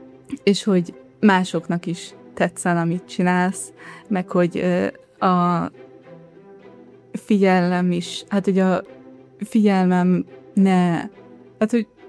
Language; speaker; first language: Hungarian; early bilingual, other home language; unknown